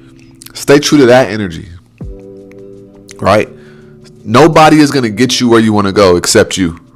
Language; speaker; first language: English; native; English